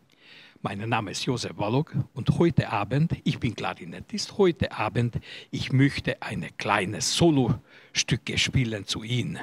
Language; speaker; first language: German; non-native, learner; Hungarian